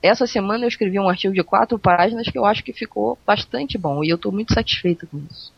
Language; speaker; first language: Portuguese; native; Portuguese